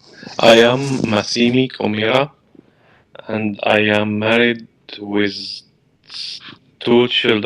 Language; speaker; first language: English; non-native, learner; Arabic